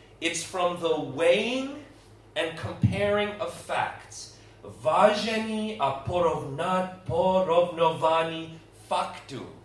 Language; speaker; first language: Czech; non-native, learner; English